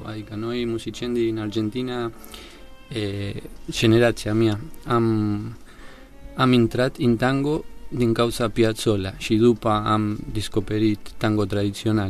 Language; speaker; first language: Romanian; non-native, learner; Spanish